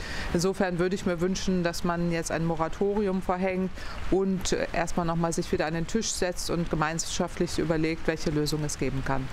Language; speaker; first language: German; native; German